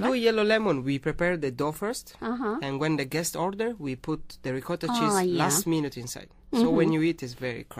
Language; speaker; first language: English; non-native, learner; Italian